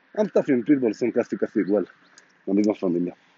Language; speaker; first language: Spanish; non-native, learner; Hebrew